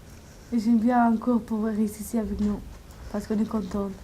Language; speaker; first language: French; non-native, learner; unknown